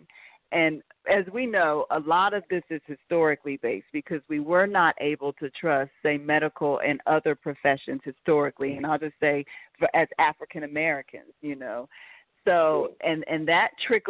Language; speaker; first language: English; native; English